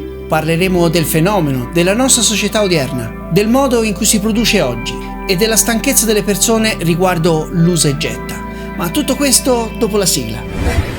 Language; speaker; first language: Italian; native; Italian